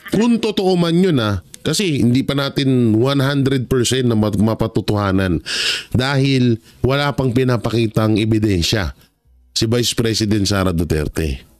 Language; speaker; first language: Filipino; non-native, local second language; Cebuano